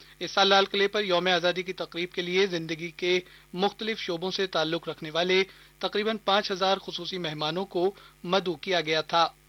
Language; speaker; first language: Urdu; native; Urdu